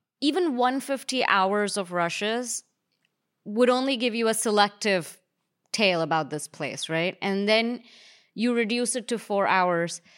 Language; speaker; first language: English; native; English